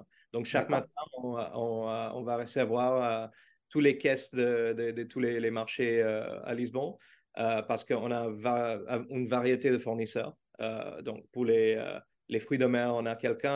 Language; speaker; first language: French; non-native, learner; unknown